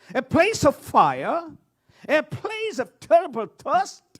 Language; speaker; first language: English; non-native, local second language; Malayalam